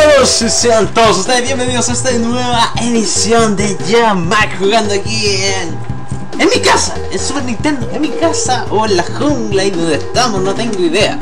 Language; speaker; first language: Spanish; native; Spanish